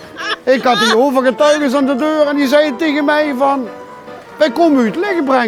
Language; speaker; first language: Dutch; native; Dutch